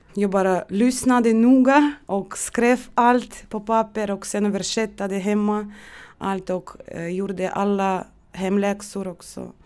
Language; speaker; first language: Swedish; non-native, learner; Russian